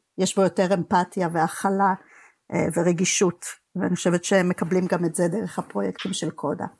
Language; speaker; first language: Hebrew; native; Hebrew